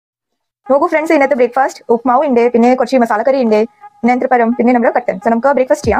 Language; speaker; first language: Malayalam; non-native, learner; Hindi